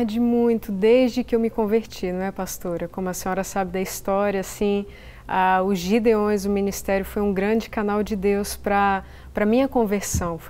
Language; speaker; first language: Portuguese; native; Portuguese